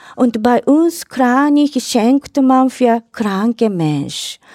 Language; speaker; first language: German; non-native, learner; Japanese